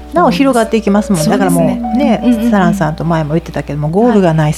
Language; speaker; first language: Japanese; native; Japanese